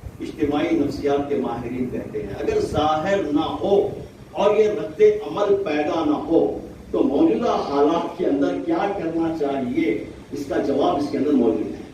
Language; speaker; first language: Urdu; native; Urdu